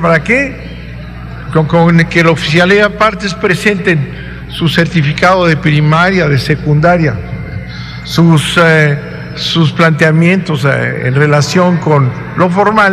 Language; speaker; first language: Spanish; native; Spanish